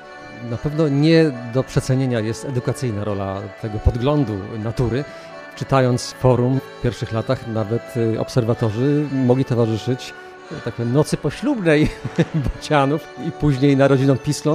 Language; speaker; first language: Polish; native; Polish